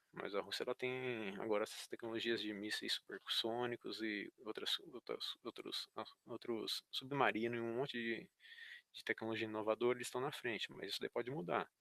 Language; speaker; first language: Portuguese; native; Portuguese